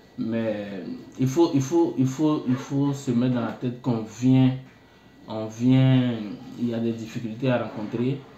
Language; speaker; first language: French; non-native, local second language; Baoulé